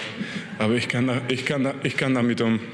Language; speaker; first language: German; non-native, fluent; French